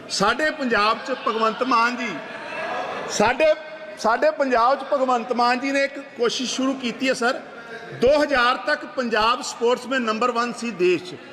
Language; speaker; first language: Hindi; non-native, local second language; Punjabi